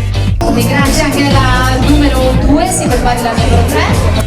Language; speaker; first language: Italian; native; Italian